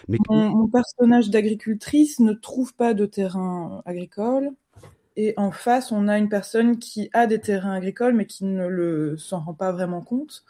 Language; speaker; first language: French; native; French